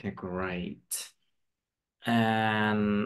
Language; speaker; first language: English; non-native, fluent; Vietnamese